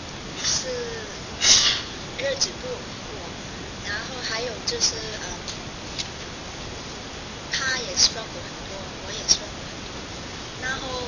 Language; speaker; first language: Chinese; non-native, fluent; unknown